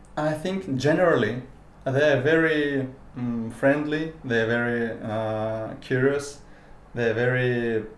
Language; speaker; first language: English; non-native, learner; Russian